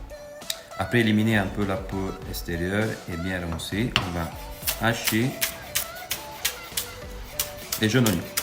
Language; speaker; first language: French; non-native, fluent; Italian